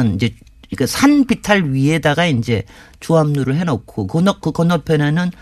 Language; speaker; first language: Korean; native; Korean